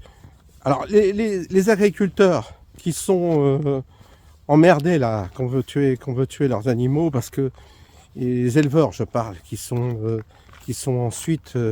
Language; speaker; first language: French; native; French